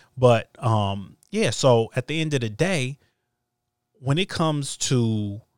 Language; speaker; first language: English; native; English